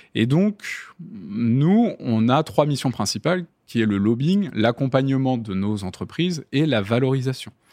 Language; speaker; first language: French; native; French